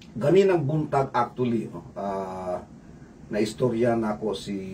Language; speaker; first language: Cebuano; non-native, local second language; Hiligaynon